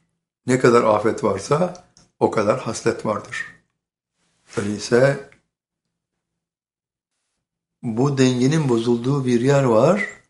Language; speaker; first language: Turkish; native; Turkish